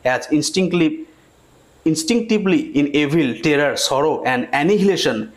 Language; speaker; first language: English; non-native, local second language; Bangla